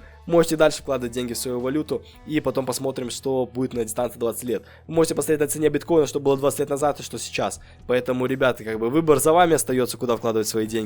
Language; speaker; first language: Russian; native; Russian